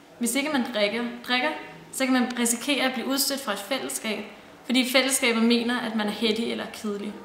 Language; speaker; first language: Danish; native; Danish